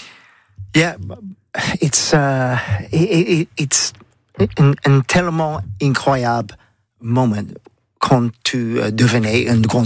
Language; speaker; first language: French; non-native, learner; English